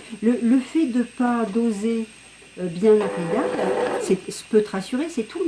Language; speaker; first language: French; native; French